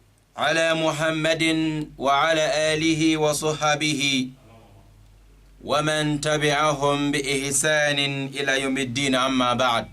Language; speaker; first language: Arabic; non-native, fluent; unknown